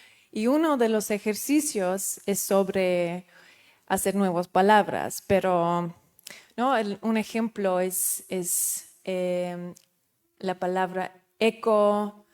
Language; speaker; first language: Spanish; non-native, fluent; Dutch